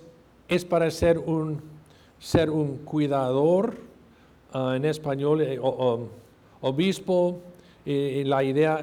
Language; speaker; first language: Spanish; non-native, fluent; English